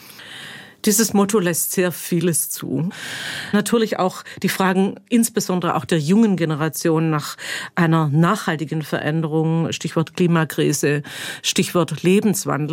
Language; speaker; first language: German; native; German